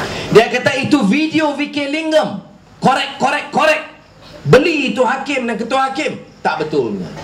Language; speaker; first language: Malay; native; Malay